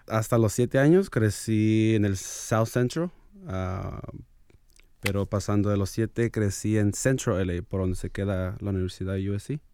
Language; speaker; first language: Spanish; early bilingual, heritage; Spanish